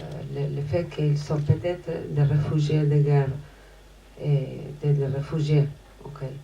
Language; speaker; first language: French; non-native, fluent; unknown